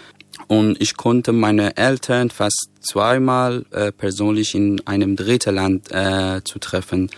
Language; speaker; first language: German; non-native, fluent; Persian